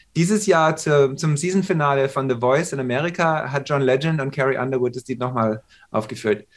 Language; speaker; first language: German; native; German